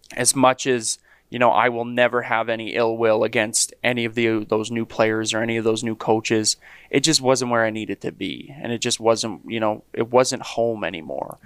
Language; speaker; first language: English; native; English